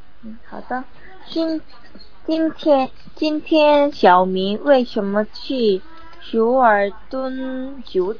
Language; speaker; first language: Chinese; non-native, learner; Korean